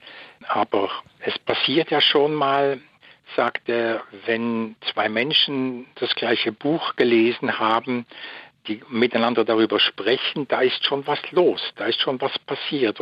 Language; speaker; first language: German; native; German